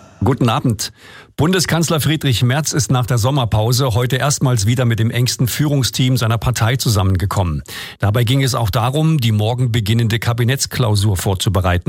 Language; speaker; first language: German; native; German